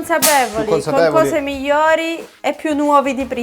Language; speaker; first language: Italian; native; Italian